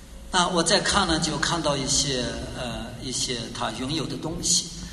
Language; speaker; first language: Chinese; native; Chinese